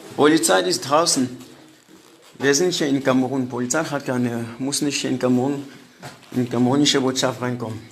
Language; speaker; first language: German; non-native, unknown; French